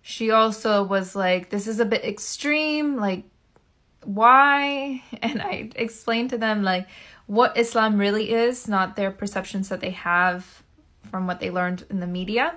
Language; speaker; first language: English; native; English